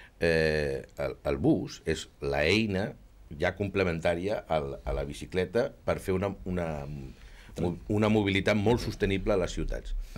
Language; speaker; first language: Catalan; native; Catalan